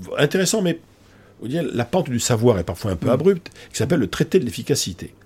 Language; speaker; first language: French; native; French